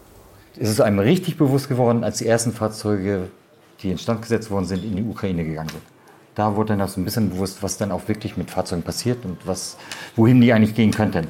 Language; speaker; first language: German; native; German